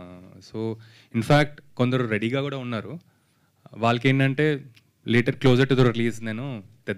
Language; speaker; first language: Telugu; native; Telugu